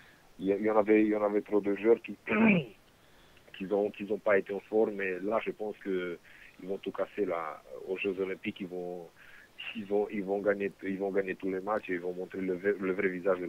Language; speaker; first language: French; non-native, fluent; Romanian